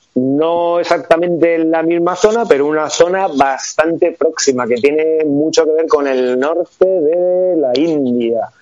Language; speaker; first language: Spanish; native; Spanish